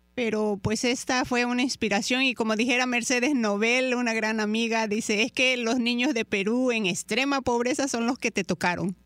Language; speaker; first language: Spanish; native; Spanish